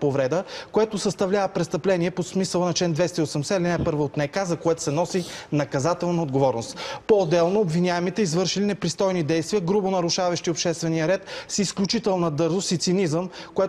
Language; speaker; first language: Bulgarian; native; Bulgarian